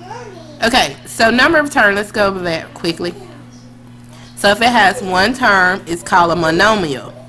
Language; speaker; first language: English; native; English